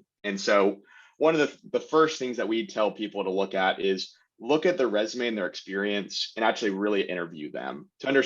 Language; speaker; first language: English; native; English